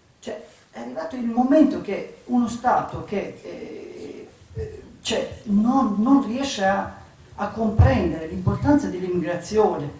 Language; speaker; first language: Italian; non-native, fluent; Albanian